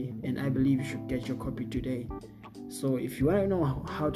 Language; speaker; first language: English; non-native, local second language; North Ndebele